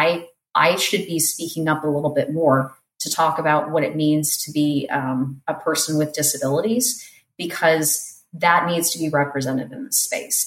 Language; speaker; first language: English; native; English